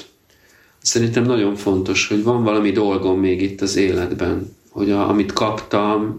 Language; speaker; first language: Hungarian; native; Hungarian